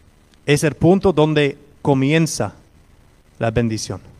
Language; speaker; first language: Spanish; non-native, fluent; English